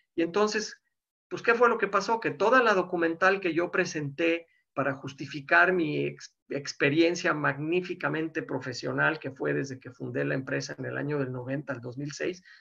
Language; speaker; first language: Spanish; native; Spanish